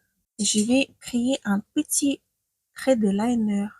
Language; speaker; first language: French; non-native, fluent; Ukrainian